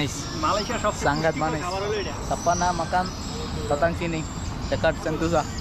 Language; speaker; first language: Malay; non-native, learner; Bangla